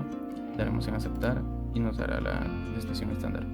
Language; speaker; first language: Spanish; native; Spanish